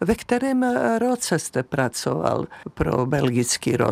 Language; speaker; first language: Czech; native; Czech